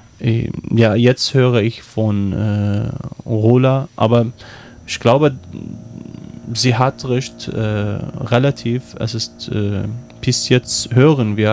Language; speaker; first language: German; non-native, learner; Arabic